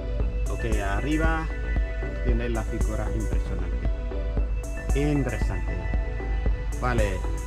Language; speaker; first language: Spanish; non-native, fluent; Khmer